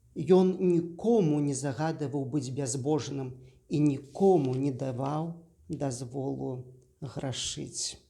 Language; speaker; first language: Belarusian; native; Belarusian